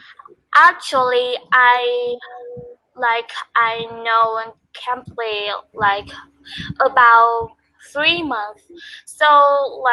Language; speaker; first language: English; non-native, learner; Vietnamese